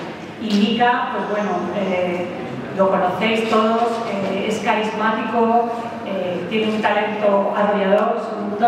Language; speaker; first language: Spanish; native; Spanish